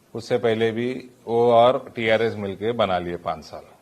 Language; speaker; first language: Hindi; non-native, local second language; Telugu